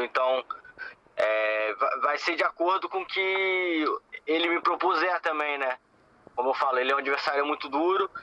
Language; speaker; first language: Portuguese; native; Portuguese